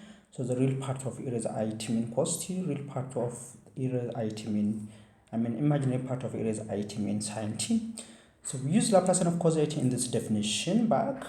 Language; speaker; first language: English; non-native, fluent; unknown